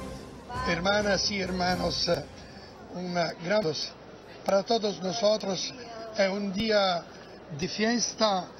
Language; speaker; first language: Spanish; non-native, fluent; Italian